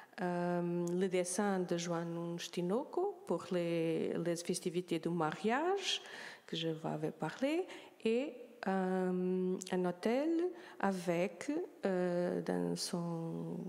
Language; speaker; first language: French; non-native, learner; Portuguese